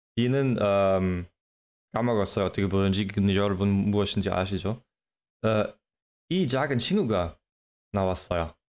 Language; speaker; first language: Korean; non-native, fluent; English